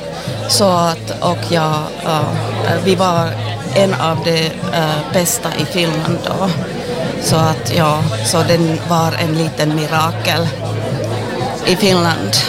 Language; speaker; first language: Swedish; non-native, local second language; Finnish